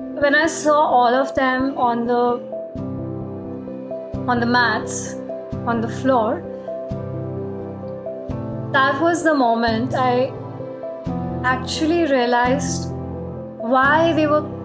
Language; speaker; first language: English; non-native, local second language; Hindi